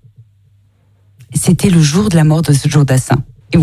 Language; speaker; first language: French; native; French